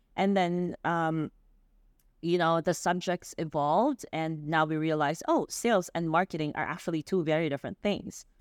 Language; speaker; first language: English; non-native, local second language; Filipino